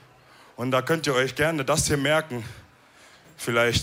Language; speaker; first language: German; early bilingual, other home language; Wolof